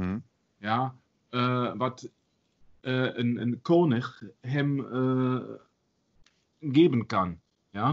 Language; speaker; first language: Dutch; non-native, learner; German